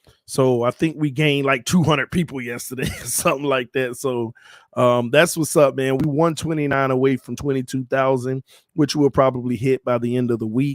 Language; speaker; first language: English; native; English